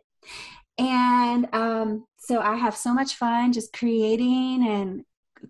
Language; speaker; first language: English; native; English